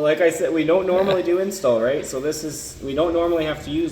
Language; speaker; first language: English; native; English